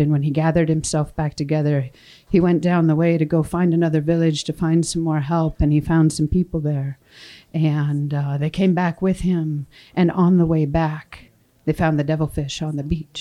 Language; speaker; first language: English; native; English